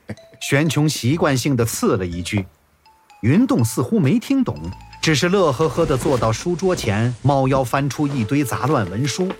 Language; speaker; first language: Chinese; native; Chinese